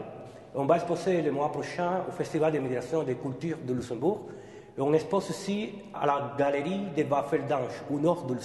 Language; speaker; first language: French; non-native, fluent; Spanish